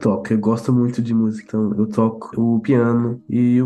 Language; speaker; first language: Portuguese; early bilingual, heritage; Portuguese